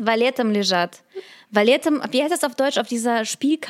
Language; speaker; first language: German; early bilingual, other home language; Russian